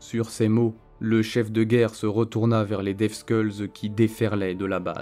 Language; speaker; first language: French; native; French